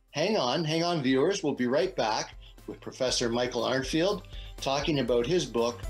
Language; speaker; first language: English; native; English